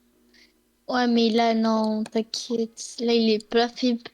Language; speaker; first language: French; native; French